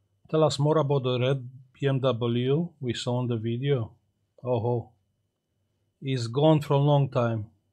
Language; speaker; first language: English; non-native, fluent; Romanian